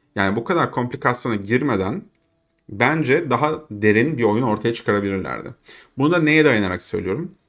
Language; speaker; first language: Turkish; native; Turkish